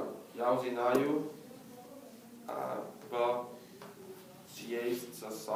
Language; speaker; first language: Russian; non-native, learner; English